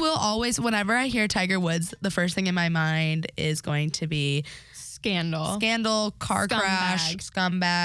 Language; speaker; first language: English; native; English